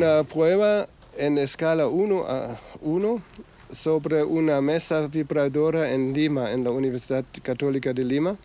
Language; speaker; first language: Spanish; non-native, fluent; German